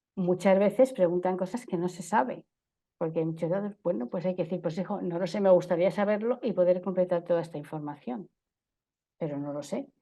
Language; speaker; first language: Spanish; native; Spanish